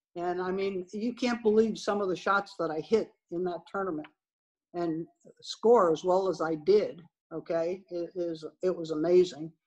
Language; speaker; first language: English; native; English